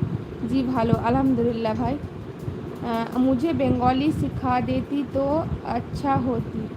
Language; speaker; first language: Hindi; non-native, fluent; Bangla